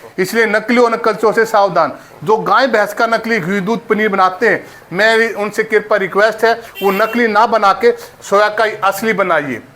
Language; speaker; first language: Hindi; native; Hindi